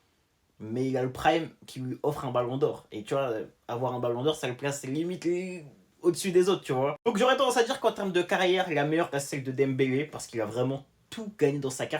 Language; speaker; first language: French; native; French